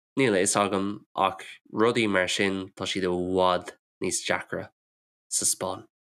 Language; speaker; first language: Irish; non-native, local second language; English